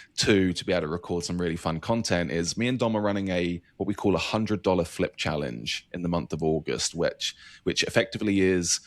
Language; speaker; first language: English; native; English